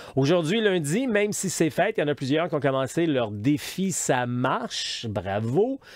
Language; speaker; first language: French; native; French